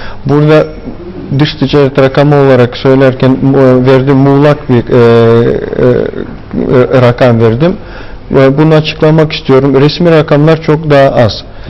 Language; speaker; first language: Turkish; non-native, fluent; Tatar